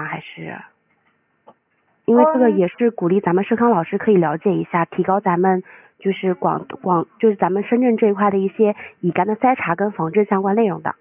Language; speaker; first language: Chinese; native; Chinese